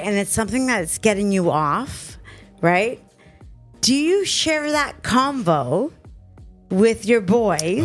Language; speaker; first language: English; native; English